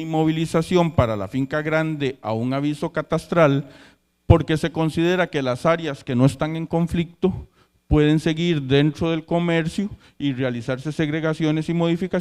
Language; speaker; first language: Spanish; native; Spanish